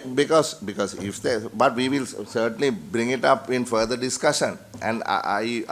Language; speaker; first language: English; non-native, local second language; Sinhala